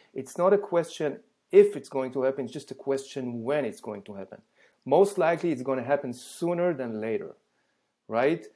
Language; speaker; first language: English; non-native, fluent; Hebrew